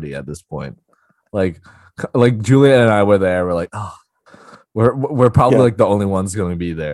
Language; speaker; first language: English; non-native, local second language; Cantonese